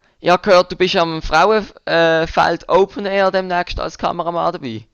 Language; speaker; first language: German; native; German